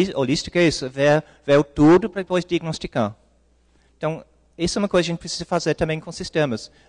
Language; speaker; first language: Portuguese; non-native, fluent; English